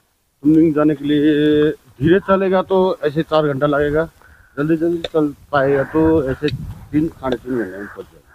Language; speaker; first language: Hindi; non-native, local second language; Nepali